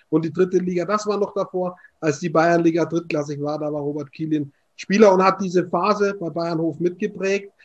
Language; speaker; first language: German; native; German